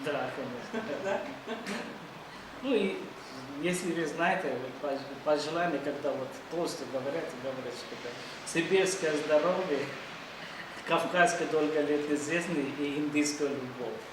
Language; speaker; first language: Russian; non-native, learner; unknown